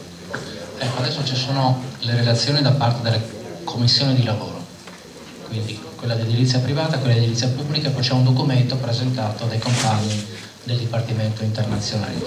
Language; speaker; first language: Italian; native; Italian